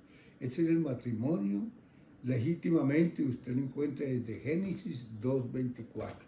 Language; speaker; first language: Spanish; native; Spanish